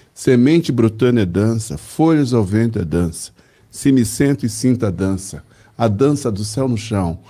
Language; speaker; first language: Portuguese; native; Portuguese